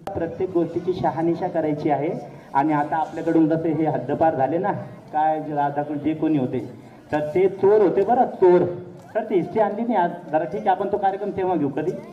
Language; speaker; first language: Marathi; native; Marathi